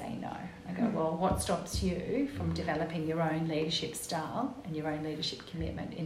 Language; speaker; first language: English; native; English